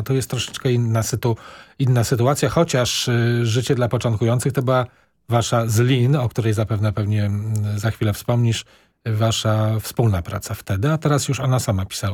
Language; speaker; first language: Polish; native; Polish